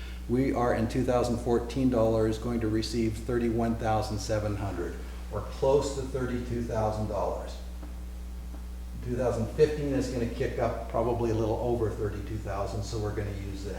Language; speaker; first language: English; native; English